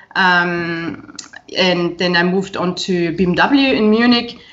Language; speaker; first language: English; non-native, fluent; German